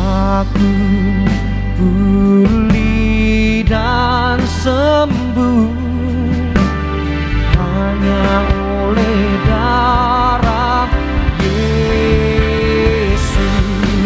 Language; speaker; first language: Indonesian; native; Indonesian